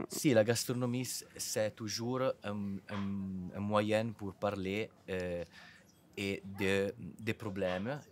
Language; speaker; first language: French; non-native, fluent; Italian